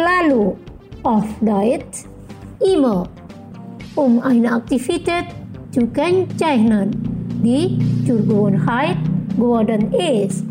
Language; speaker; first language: German; non-native, fluent; Indonesian